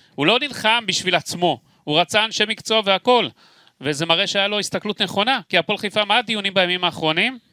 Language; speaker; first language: Hebrew; native; Hebrew